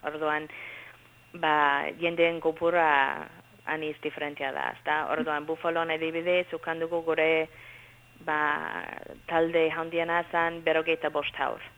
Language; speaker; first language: Basque; early bilingual, heritage; Basque